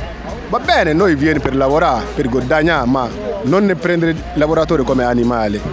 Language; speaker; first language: Italian; non-native, learner; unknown